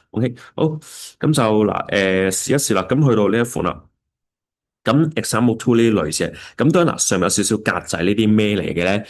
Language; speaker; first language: Cantonese; native; Cantonese